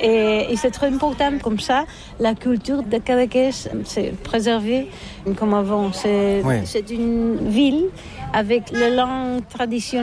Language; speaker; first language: French; non-native, learner; Catalan